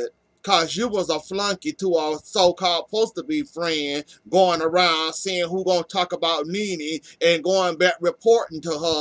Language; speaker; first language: English; native; English